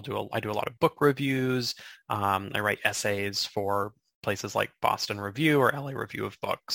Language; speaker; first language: English; native; English